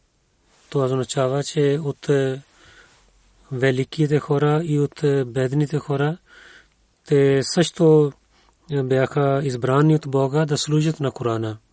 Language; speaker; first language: Bulgarian; non-native, learner; Urdu